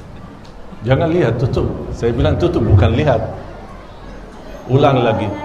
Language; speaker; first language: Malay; non-native, fluent; Arabic